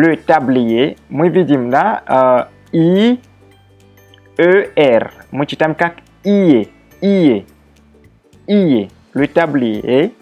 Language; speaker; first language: Russian; non-native, fluent; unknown